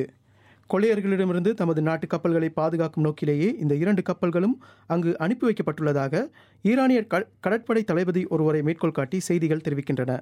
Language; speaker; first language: Tamil; native; Tamil